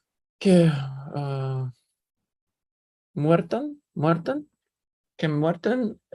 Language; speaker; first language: Spanish; non-native, learner; Russian